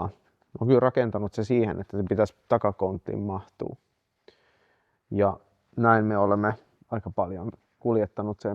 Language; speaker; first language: Finnish; non-native, fluent; Swedish